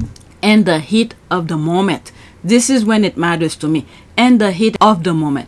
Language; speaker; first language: English; native; English